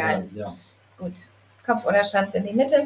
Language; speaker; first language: German; native; German